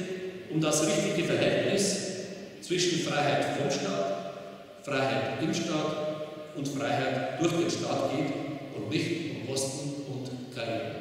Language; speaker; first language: German; native; German